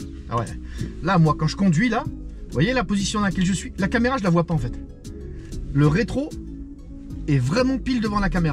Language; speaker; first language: French; native; French